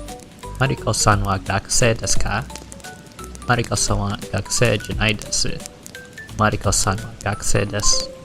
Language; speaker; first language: Japanese; non-native, learner; English